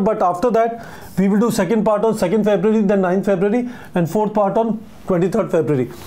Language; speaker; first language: English; non-native, local second language; Hindi